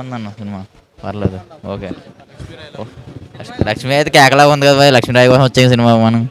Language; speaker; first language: Telugu; native; Telugu